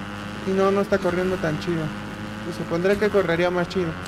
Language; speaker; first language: Spanish; native; Spanish